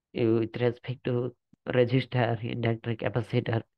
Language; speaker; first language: English; non-native, local second language; Bangla